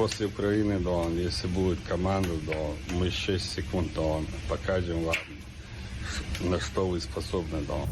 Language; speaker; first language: Russian; non-native, local second language; Chechen